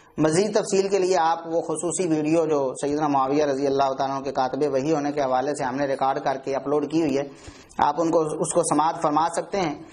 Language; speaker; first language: Urdu; non-native, local second language; Punjabi